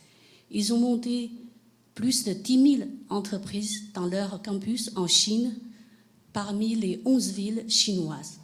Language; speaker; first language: French; non-native, fluent; Chinese